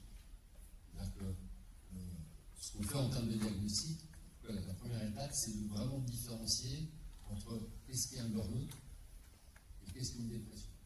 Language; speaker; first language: French; native; French